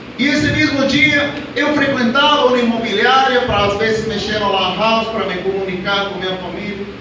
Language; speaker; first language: Portuguese; non-native, fluent; Spanish